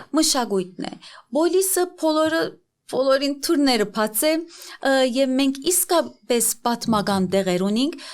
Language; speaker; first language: Armenian; native; Armenian